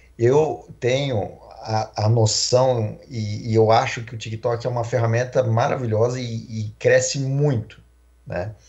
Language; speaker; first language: Portuguese; native; Portuguese